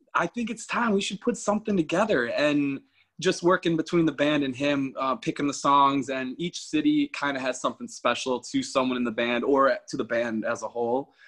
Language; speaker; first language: English; native; English